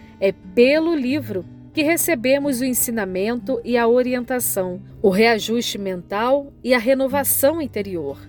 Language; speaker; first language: Portuguese; native; Portuguese